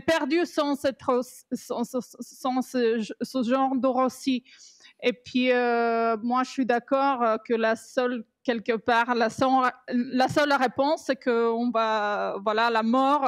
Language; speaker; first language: French; non-native, fluent; Bulgarian